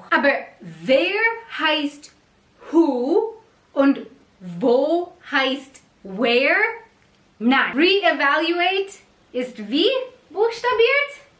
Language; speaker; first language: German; non-native, fluent; English